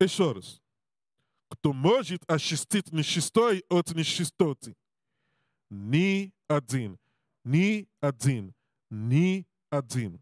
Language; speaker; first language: Russian; non-native, learner; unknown